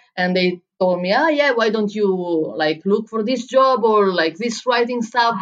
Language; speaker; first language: English; non-native, fluent; Italian